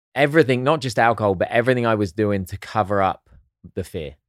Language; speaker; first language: English; native; English